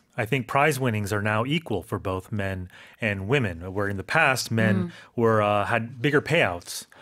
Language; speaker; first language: English; native; English